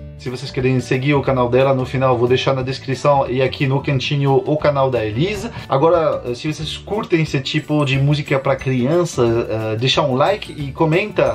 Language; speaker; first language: Portuguese; non-native, fluent; French